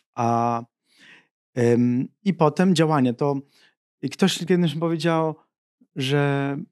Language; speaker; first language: Polish; non-native, fluent; Italian